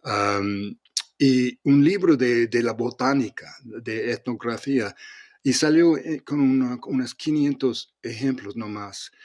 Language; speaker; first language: Spanish; non-native, fluent; English